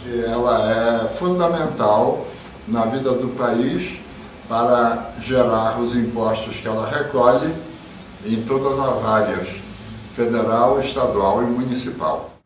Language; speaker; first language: Portuguese; early bilingual, other home language; Yiddish